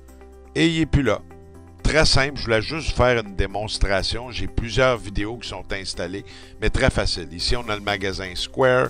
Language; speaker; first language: French; native; French